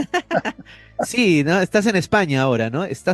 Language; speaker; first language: Spanish; native; Spanish